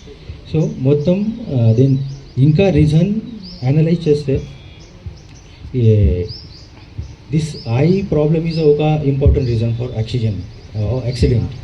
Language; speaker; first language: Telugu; non-native, learner; Hindi